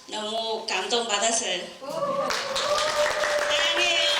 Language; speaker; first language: Korean; non-native, learner; Vietnamese